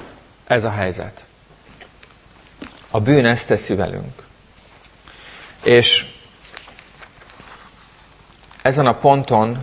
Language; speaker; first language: Hungarian; native; Hungarian